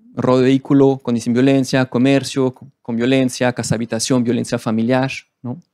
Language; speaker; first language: Spanish; non-native, fluent; French